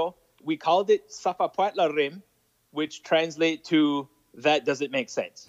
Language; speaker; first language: English; non-native, fluent; French